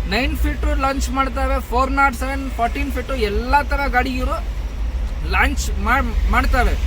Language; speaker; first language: Kannada; non-native, learner; Urdu